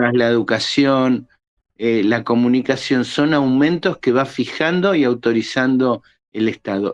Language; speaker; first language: Spanish; native; Spanish